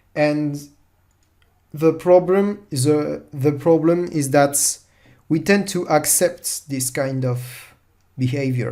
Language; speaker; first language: English; non-native, fluent; French